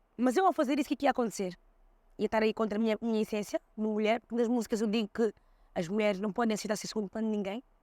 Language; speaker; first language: Portuguese; early bilingual, other home language; Kabuverdianu